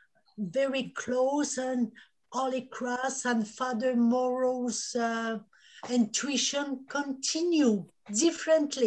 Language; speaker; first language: English; non-native, local second language; French